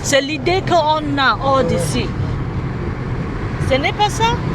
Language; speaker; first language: French; non-native, fluent; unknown